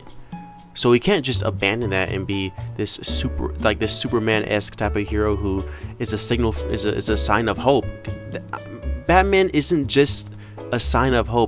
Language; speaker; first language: English; native; English